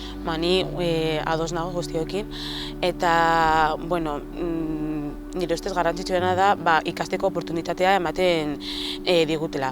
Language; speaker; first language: Basque; non-native, local second language; Spanish